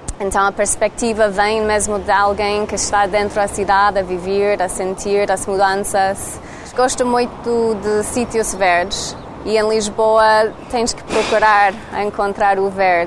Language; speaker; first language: Portuguese; non-native, learner; English